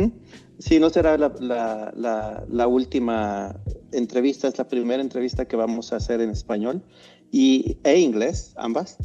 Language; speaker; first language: Spanish; non-native, fluent; English